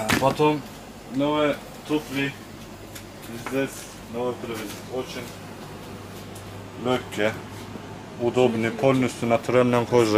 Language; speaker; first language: Russian; non-native, learner; Turkish